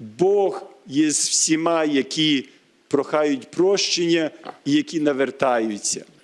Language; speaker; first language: Ukrainian; early bilingual, heritage; Ukrainian